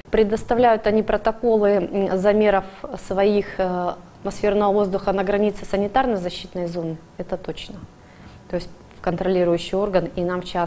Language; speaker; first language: Russian; native; Russian